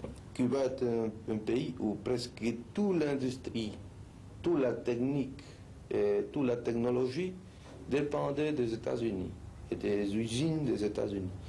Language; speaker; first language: French; non-native, fluent; Spanish